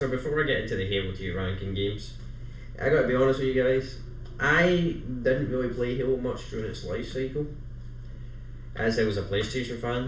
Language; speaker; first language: English; native; English